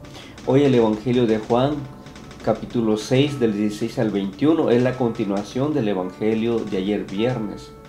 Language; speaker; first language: Spanish; native; Spanish